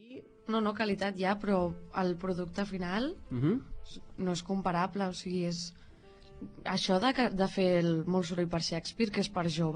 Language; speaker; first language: Catalan; native; Catalan